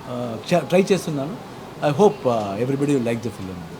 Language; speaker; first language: Telugu; non-native, learner; Kannada